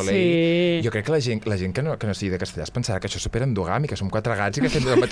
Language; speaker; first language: Catalan; native; Catalan